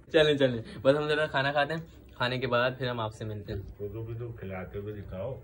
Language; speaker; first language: Urdu; native; Urdu